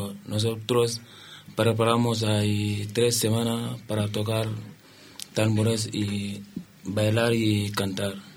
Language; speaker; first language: Spanish; non-native, learner; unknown